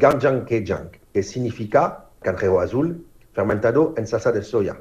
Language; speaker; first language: Spanish; non-native, learner; French